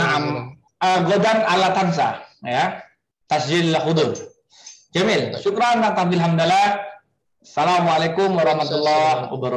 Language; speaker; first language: Arabic; non-native, fluent; Indonesian